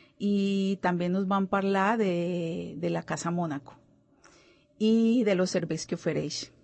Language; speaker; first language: Catalan; non-native, learner; Spanish